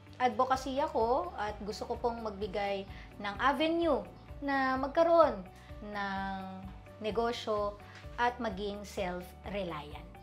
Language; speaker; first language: Filipino; non-native, local second language; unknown